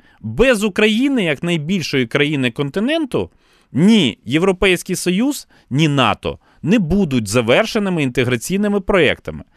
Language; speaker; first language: Ukrainian; non-native, local second language; Russian